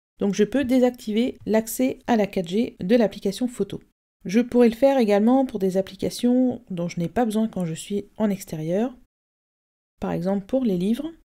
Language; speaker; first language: French; native; French